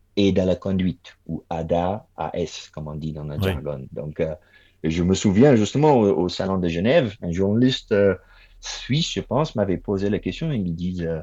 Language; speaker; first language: French; non-native, fluent; English